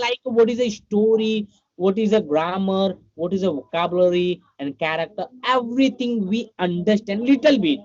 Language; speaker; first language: English; non-native, learner; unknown